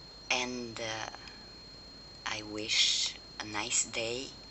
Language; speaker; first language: English; non-native, learner; Romanian